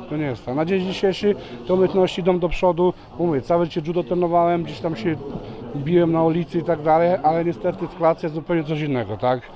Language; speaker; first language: Polish; non-native, fluent; Serbian